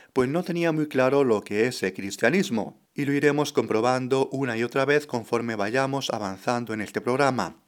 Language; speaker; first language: Spanish; native; Spanish